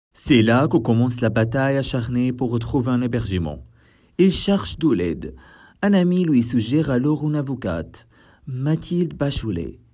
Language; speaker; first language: French; non-native, fluent; Arabic